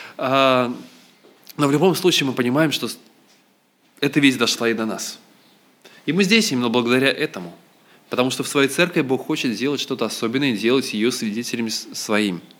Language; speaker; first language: Russian; native; Russian